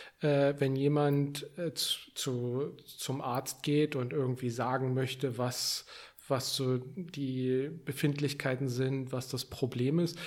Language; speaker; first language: German; native; German